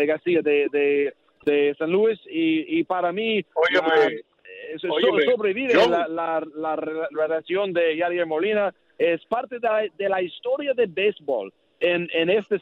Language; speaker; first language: Spanish; non-native, learner; English